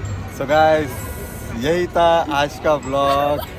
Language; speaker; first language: Hindi; non-native, local second language; Kannada